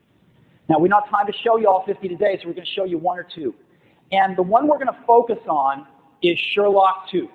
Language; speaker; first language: English; native; English